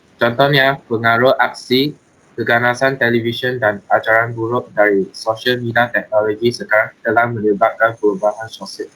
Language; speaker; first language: Malay; native; Malay